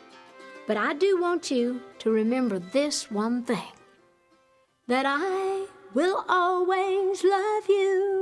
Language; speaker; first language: English; native; English